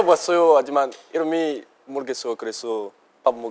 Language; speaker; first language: Korean; non-native, learner; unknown